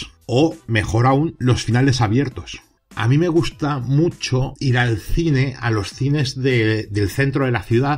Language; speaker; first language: Spanish; native; Spanish